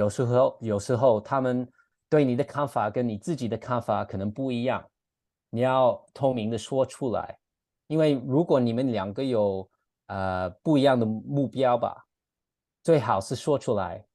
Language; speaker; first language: Chinese; non-native, fluent; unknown